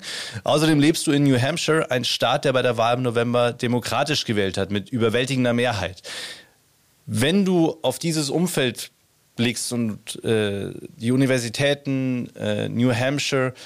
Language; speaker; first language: German; native; German